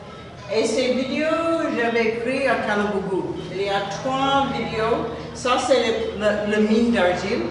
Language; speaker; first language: French; non-native, fluent; English